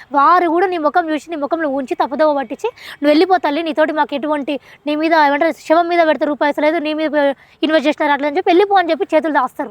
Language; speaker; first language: Telugu; native; Telugu